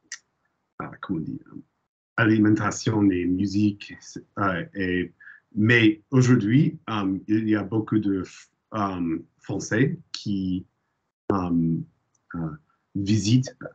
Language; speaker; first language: French; non-native, learner; English